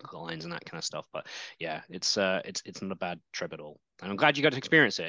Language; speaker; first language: English; native; English